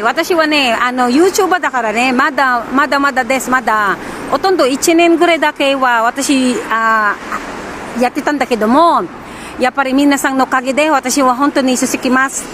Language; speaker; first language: Japanese; non-native, learner; Filipino